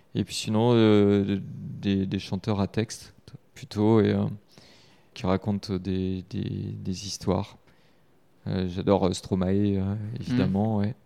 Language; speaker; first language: French; native; French